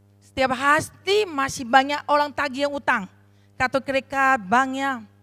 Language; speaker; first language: Indonesian; non-native, learner; Chinese